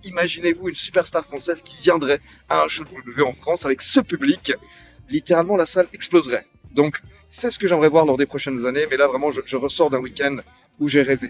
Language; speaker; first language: French; native; French